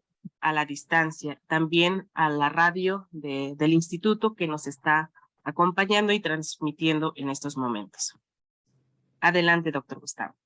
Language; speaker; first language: Spanish; native; Spanish